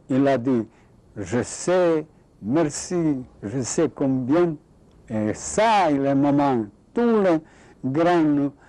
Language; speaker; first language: French; non-native, fluent; Serbian